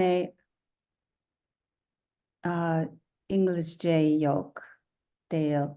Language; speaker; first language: Turkish; non-native, learner; English